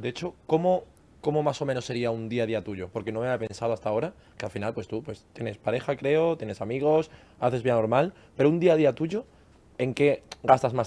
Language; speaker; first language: Spanish; native; Spanish